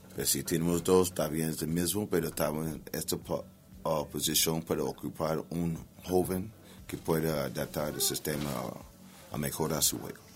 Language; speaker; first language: Spanish; non-native, learner; English